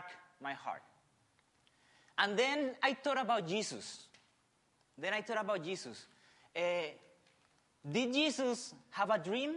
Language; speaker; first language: English; non-native, fluent; Spanish